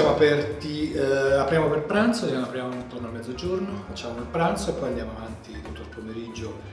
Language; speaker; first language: Italian; native; Italian